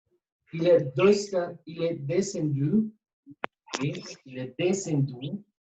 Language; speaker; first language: French; non-native, fluent; Spanish